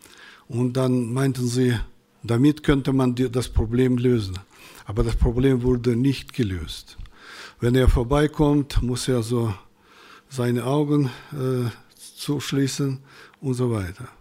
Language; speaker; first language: German; non-native, fluent; Russian